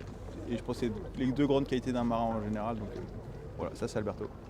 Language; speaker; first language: French; native; French